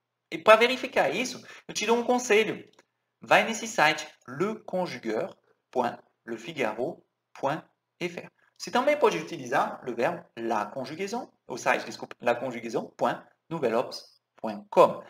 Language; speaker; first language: Portuguese; non-native, fluent; French